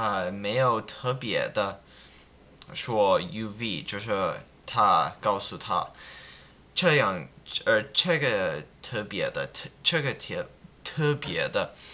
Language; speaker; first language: Chinese; non-native, learner; English